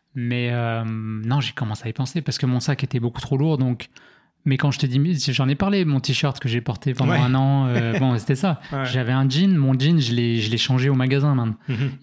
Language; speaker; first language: French; native; French